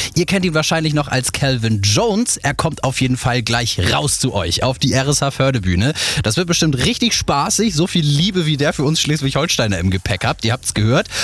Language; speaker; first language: German; native; German